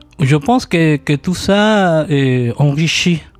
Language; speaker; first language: French; non-native, fluent; Spanish